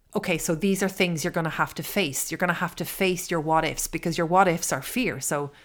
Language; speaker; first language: English; native; English